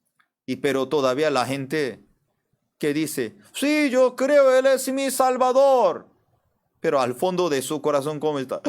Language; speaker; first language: Spanish; non-native, fluent; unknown